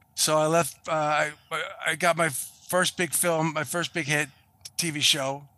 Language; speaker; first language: English; native; English